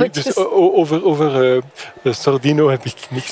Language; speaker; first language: Dutch; non-native, fluent; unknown